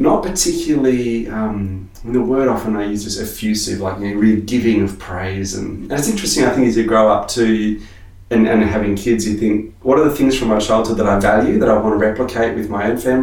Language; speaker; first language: English; native; English